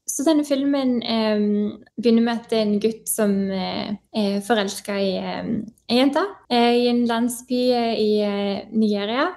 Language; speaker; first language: Norwegian; native; Norwegian